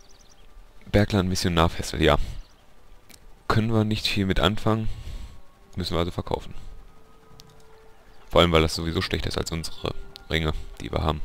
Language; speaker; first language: German; native; German